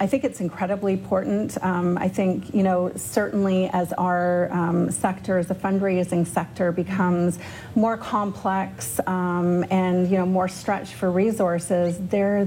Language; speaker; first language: English; native; English